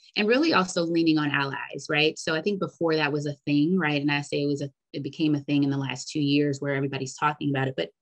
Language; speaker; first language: English; native; English